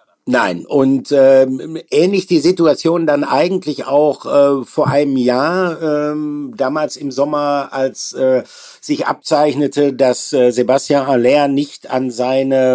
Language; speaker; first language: German; native; German